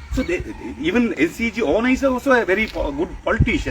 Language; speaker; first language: English; non-native, local second language; Sinhala